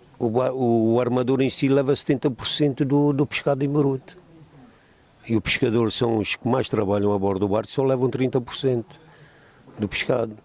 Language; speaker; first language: Portuguese; native; Portuguese